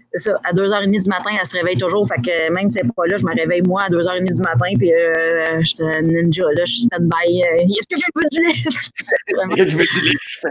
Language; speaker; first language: French; native; French